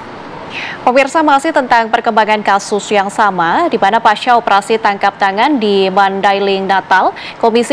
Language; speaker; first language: Indonesian; native; Indonesian